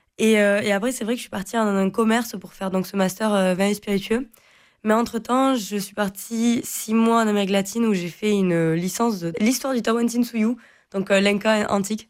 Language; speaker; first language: French; non-native, local second language; Occitan